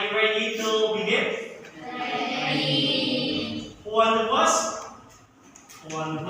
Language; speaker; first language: English; non-native, learner; Indonesian